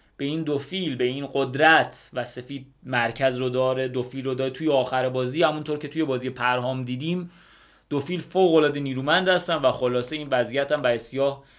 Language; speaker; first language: Persian; native; Persian